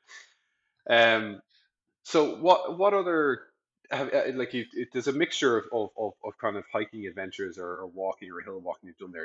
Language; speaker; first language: English; native; English